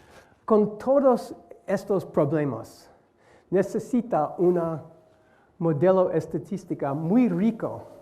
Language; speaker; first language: Spanish; non-native, learner; English